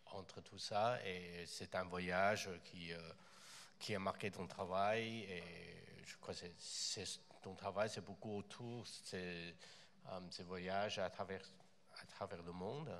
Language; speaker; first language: French; non-native, fluent; Chinese